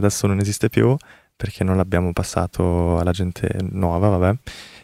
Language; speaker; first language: Italian; early bilingual, other home language; Korean